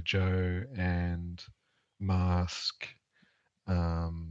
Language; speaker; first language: English; native; English